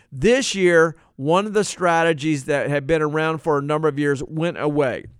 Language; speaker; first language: English; native; English